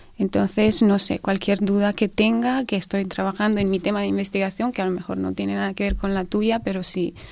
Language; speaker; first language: Spanish; non-native, fluent; Romanian